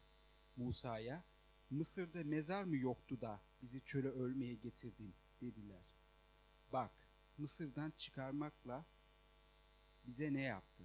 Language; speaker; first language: Turkish; native; Turkish